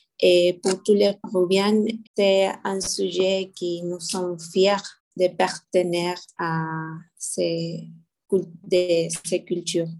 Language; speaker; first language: French; non-native, learner; Spanish